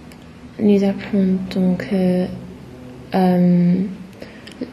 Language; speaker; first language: French; non-native, learner; English